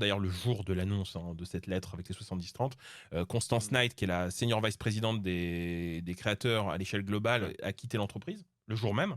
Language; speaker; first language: French; native; French